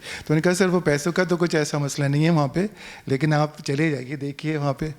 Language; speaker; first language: Urdu; native; Urdu